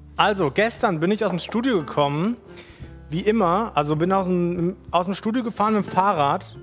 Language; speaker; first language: German; early bilingual, other home language; Italian